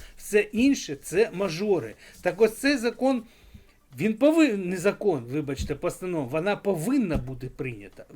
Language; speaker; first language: Ukrainian; non-native, local second language; Russian